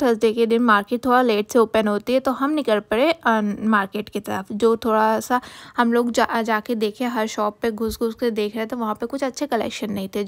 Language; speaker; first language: Hindi; native; Hindi